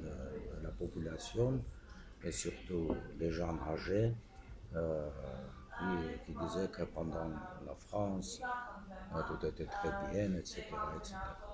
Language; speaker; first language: French; non-native, fluent; Armenian